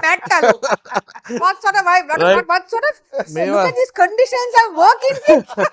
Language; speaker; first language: English; non-native, local second language; Sinhala